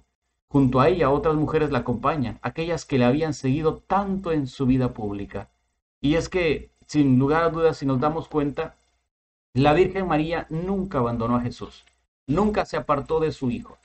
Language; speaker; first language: Spanish; native; Spanish